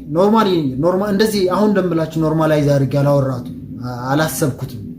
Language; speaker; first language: Amharic; non-native, local second language; Tigrinya